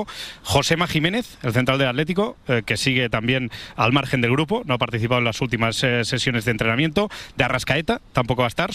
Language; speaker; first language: Spanish; native; Spanish